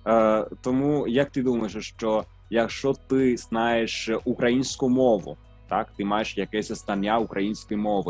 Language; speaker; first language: Ukrainian; non-native, fluent; Italian